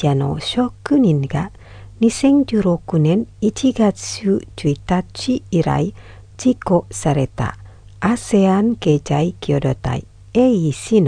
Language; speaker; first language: Japanese; non-native, fluent; Indonesian